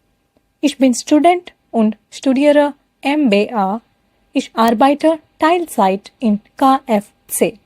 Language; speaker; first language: German; non-native, fluent; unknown